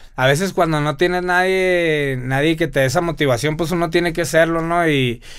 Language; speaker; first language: Spanish; native; Spanish